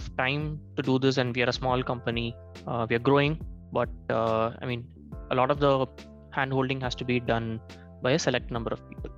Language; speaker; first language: English; non-native, local second language; Tamil